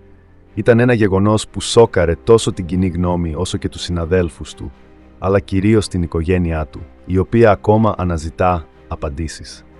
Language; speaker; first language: Greek; native; Greek